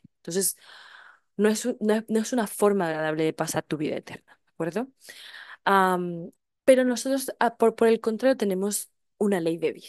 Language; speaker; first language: Spanish; native; Spanish